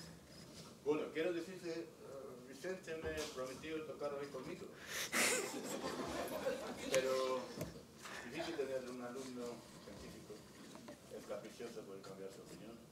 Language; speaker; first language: Spanish; non-native, learner; Russian